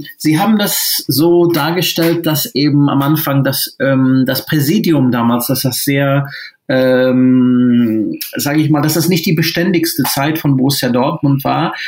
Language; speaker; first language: German; non-native, fluent; English